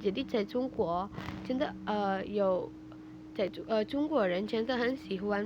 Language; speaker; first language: Chinese; non-native, fluent; Indonesian